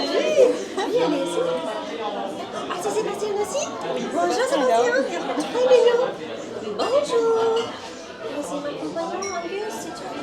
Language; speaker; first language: French; non-native, learner; English